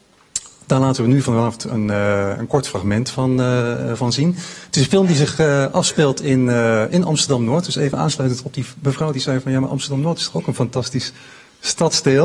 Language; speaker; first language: Dutch; native; Dutch